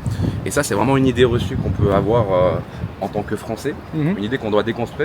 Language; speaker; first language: French; native; French